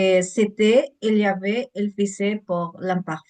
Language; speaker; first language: French; non-native, learner; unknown